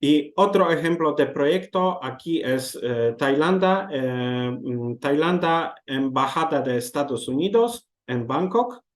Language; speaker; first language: Spanish; non-native, learner; Polish